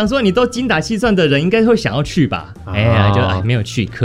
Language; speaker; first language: Chinese; native; Chinese